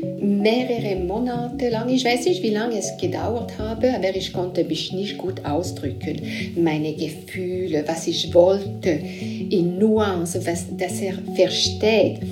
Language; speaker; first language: German; non-native, fluent; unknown